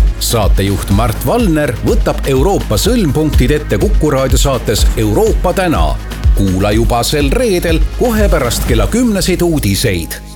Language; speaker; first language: Estonian; native; Estonian